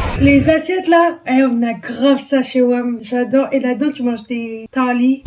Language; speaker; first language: French; native; French